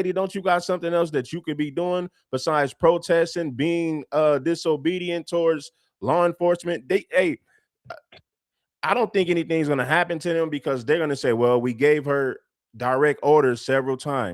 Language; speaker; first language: English; native; English